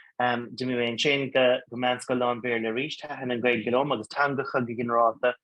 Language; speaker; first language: Irish; non-native, local second language; English